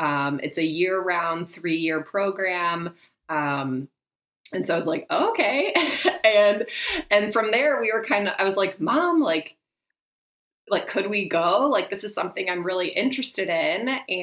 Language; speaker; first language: English; native; English